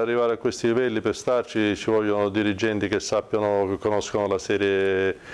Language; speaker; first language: Italian; native; Italian